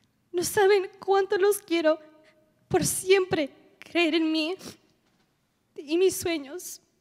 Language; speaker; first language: Spanish; early bilingual, heritage; Spanish